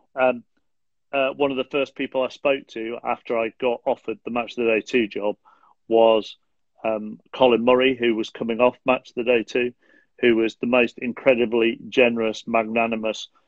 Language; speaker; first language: English; native; English